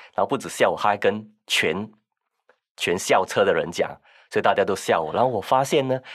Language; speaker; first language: Chinese; non-native, local second language; Min Nan Chinese